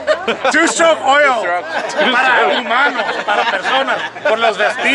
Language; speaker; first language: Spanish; non-native, learner; English